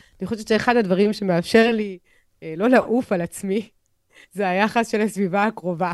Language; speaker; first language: Hebrew; non-native, fluent; French